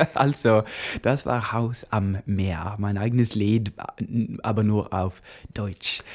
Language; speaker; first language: German; non-native, learner; Norwegian